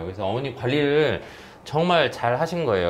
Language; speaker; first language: Korean; native; Korean